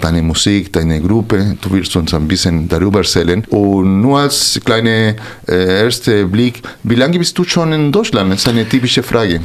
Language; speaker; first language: German; non-native, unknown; Spanish